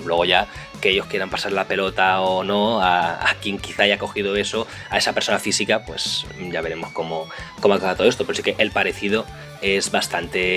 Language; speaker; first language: Spanish; native; Spanish